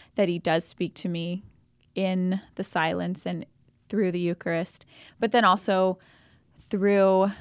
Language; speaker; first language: English; native; English